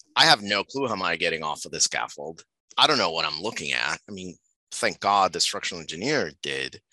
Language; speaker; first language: English; non-native, fluent; Spanish